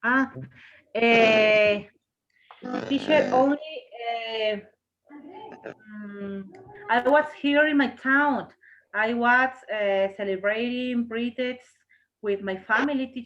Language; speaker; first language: English; non-native, learner; Spanish